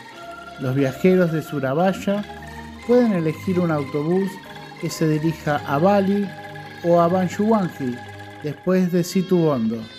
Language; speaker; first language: Spanish; non-native, fluent; Indonesian